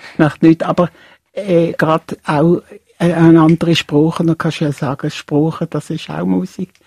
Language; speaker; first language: German; native; German